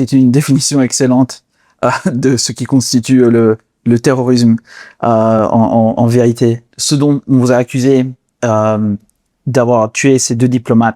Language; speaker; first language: French; non-native, fluent; English